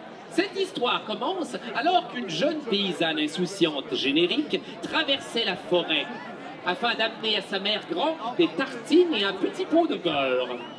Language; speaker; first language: French; native; French